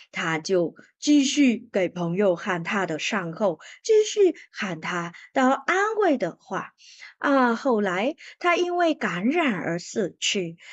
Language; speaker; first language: Chinese; non-native, fluent; Vietnamese